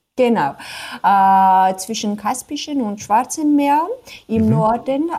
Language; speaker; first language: German; non-native, fluent; Georgian